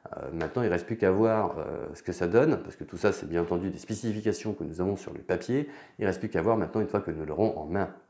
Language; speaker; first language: French; native; French